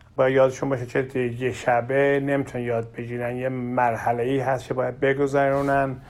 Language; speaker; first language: Persian; non-native, learner; Turkish